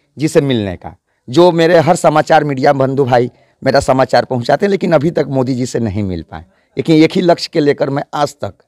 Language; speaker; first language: Hindi; native; Hindi